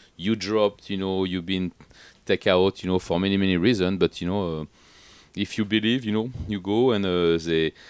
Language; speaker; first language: English; non-native, fluent; French